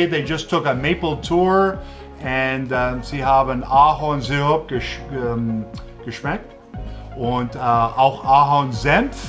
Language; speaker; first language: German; non-native, learner; English